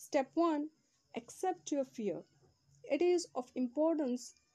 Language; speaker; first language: English; non-native, local second language; Kannada